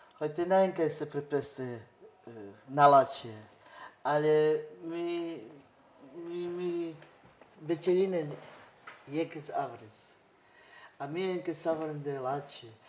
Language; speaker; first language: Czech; non-native, local second language; Romany